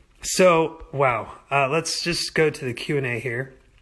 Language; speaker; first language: English; native; English